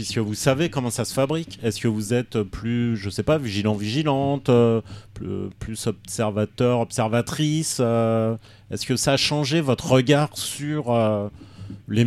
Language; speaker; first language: French; native; French